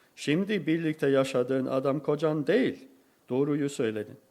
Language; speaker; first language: Turkish; non-native, fluent; English